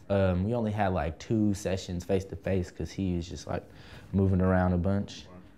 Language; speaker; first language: English; native; English